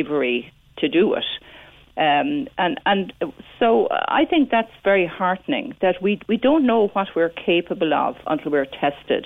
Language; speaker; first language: English; native; English